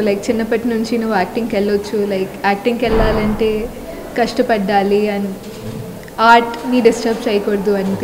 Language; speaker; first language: Telugu; non-native, fluent; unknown